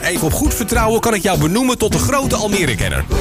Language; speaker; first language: Dutch; native; Dutch